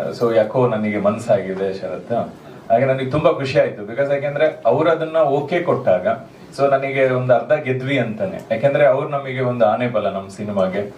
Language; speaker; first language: Kannada; non-native, local second language; Tulu